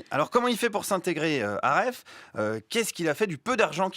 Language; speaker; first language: French; native; French